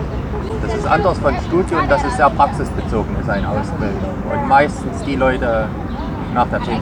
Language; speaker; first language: German; native; German